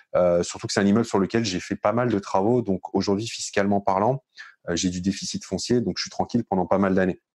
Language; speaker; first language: French; native; French